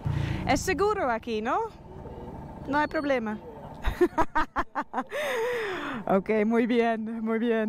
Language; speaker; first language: Spanish; non-native, learner; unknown